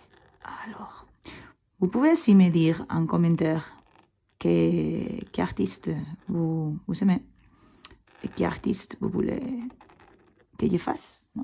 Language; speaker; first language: French; non-native, fluent; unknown